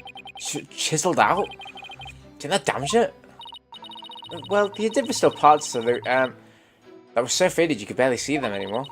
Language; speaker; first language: English; native; English